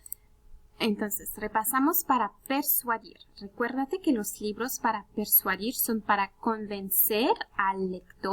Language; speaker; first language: Spanish; early bilingual, heritage; Spanish